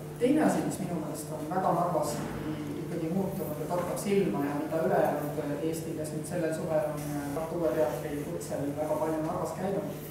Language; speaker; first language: Estonian; native; Estonian